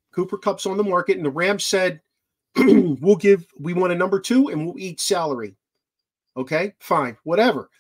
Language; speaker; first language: English; native; English